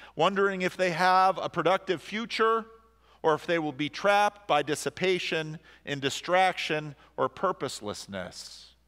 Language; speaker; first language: English; native; English